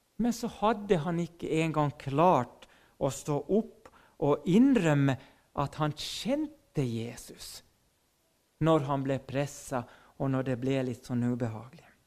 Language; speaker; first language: Norwegian; non-native, fluent; Finnish